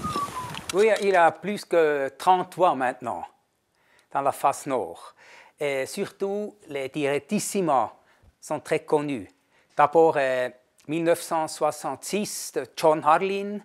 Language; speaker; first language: French; non-native, fluent; German